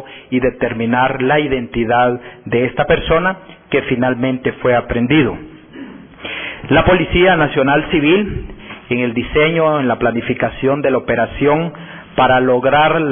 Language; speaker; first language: Spanish; native; Spanish